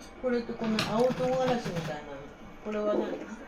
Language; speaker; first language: Japanese; native; Japanese